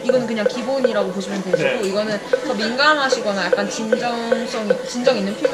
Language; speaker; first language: Korean; native; Korean